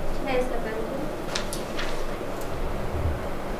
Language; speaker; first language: Romanian; native; Romanian